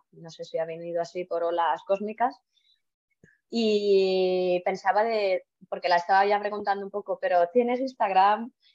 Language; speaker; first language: Spanish; non-native, fluent; Estonian